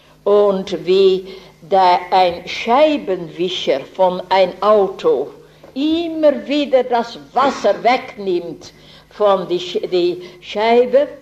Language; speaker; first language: German; non-native, fluent; Dutch